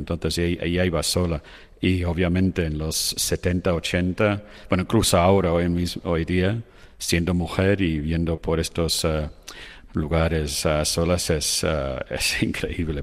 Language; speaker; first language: Spanish; non-native, fluent; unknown